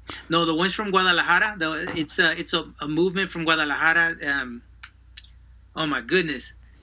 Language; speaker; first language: English; early bilingual, other home language; Spanish